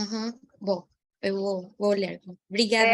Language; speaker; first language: Portuguese; non-native, fluent; Spanish